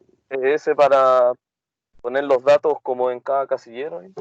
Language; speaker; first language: Spanish; native; Spanish